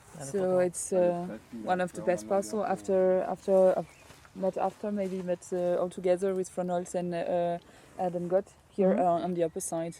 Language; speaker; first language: English; non-native, fluent; French